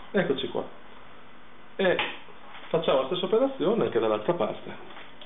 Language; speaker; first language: Italian; native; Italian